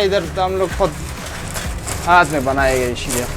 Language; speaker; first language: Hindi; non-native, learner; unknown